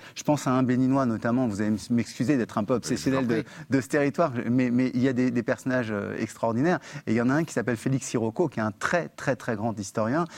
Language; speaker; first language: French; native; French